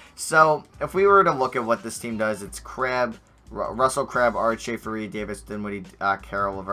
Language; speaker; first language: English; native; English